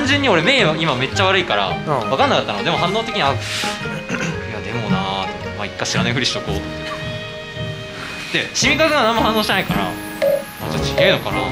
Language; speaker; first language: Japanese; native; Japanese